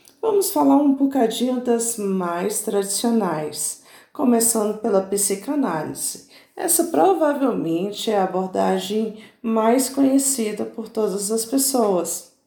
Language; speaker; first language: Portuguese; native; Portuguese